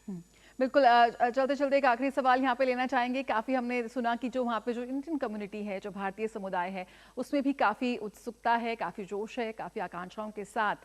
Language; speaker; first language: Hindi; native; Hindi